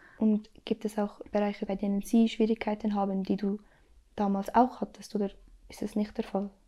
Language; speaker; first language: German; early bilingual, other home language; Arabic